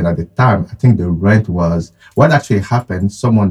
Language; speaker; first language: English; non-native, fluent; French